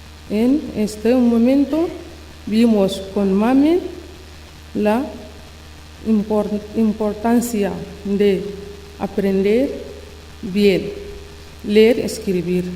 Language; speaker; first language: Spanish; non-native, learner; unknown